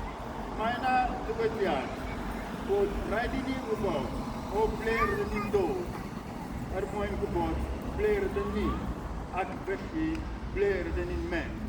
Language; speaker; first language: Welsh; non-native, fluent; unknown